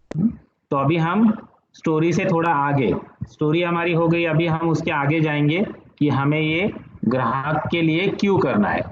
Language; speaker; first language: Hindi; non-native, local second language; Marathi